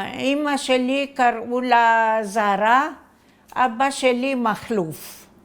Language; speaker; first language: Hebrew; non-native, fluent; Arabic